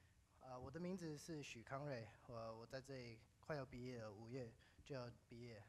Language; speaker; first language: Chinese; early bilingual, heritage; English